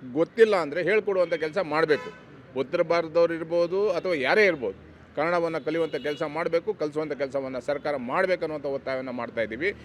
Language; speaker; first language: Kannada; native; Kannada